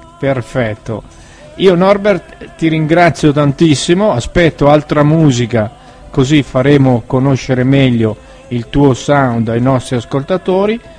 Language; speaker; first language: Italian; native; Italian